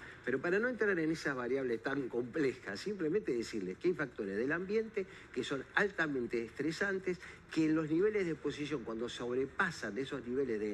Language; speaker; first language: Spanish; native; Spanish